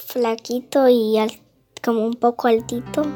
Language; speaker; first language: Spanish; early bilingual, heritage; Spanish